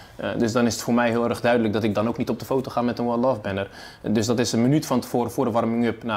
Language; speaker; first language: Dutch; early bilingual, other home language; Arabic